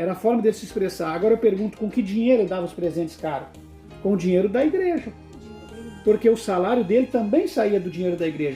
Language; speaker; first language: Portuguese; native; Portuguese